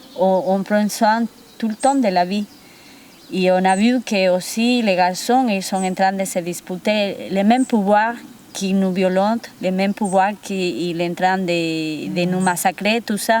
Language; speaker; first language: French; non-native, fluent; Spanish